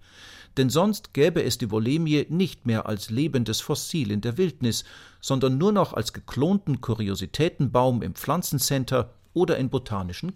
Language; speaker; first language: German; native; German